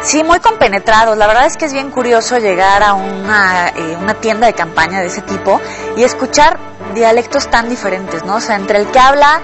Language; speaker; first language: Spanish; native; Spanish